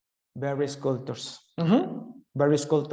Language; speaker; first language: English; non-native, learner; Spanish